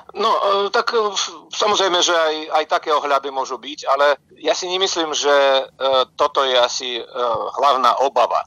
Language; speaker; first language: Slovak; non-native, fluent; Russian